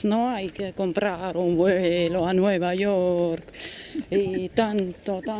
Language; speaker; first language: Spanish; non-native, fluent; German